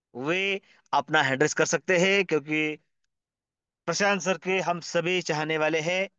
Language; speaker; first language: Hindi; non-native, local second language; Marathi